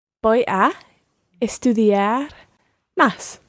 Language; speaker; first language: Spanish; non-native, learner; English